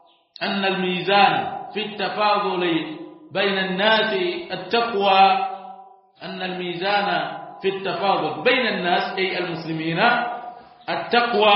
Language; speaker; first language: Arabic; non-native, fluent; Swahili